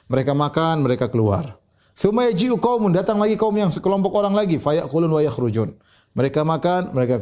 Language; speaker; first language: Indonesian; native; Indonesian